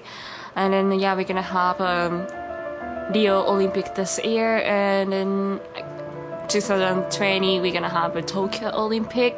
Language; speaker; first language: English; non-native, fluent; Japanese